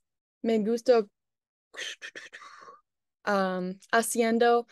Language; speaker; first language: Spanish; non-native, learner; English